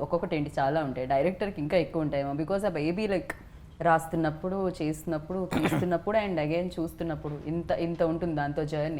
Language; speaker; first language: Telugu; native; Telugu